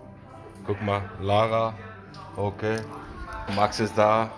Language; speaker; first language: German; non-native, learner; Urdu